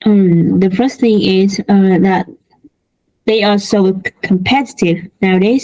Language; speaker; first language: English; non-native, learner; Vietnamese